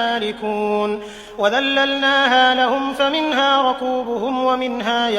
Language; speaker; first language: Arabic; native; Arabic